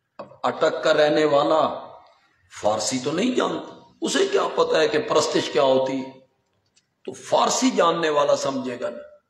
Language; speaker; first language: Urdu; non-native, local second language; Punjabi